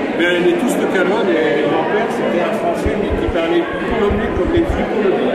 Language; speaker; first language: French; native; French